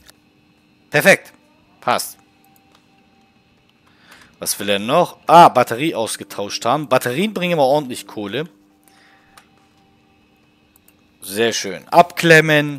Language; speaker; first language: German; native; German